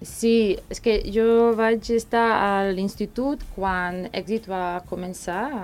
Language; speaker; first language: Catalan; non-native, fluent; Serbian